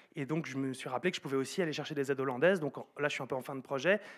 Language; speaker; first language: French; native; French